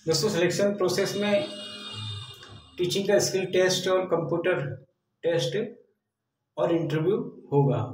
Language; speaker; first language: Hindi; native; Hindi